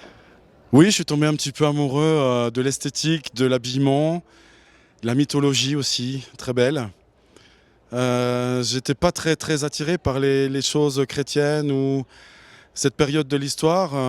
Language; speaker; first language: French; native; French